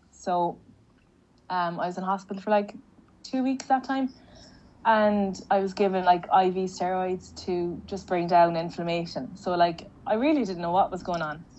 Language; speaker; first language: English; native; English